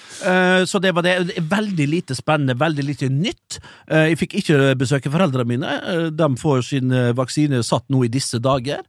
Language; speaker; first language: Norwegian; early bilingual, other home language; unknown